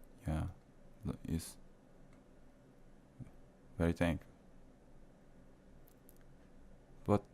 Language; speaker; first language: English; non-native, learner; Korean